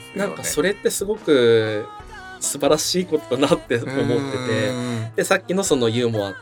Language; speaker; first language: Japanese; native; Japanese